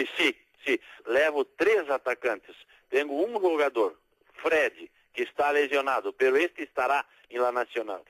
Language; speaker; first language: Spanish; non-native, fluent; Portuguese